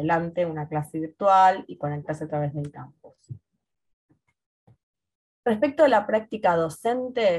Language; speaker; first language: Spanish; native; Spanish